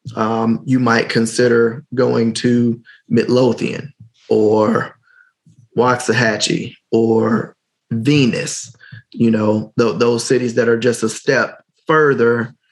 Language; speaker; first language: English; native; English